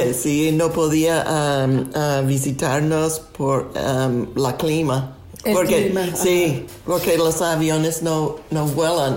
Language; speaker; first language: Spanish; non-native, learner; English